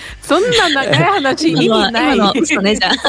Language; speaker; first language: Japanese; non-native, learner; Portuguese